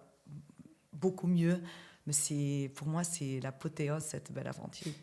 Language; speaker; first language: French; native; French